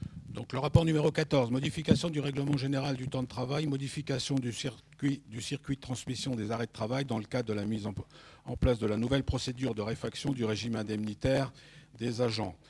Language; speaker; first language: French; native; French